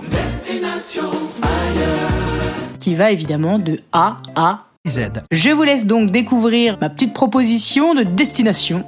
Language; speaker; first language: French; native; French